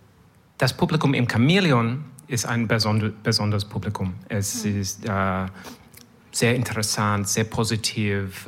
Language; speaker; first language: German; non-native, learner; French